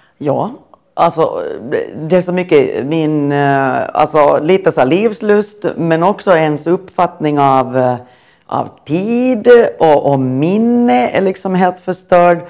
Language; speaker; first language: Swedish; native; Swedish